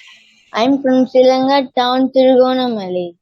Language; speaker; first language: English; non-native, learner; Tamil